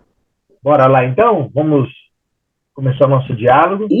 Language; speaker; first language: Portuguese; native; Portuguese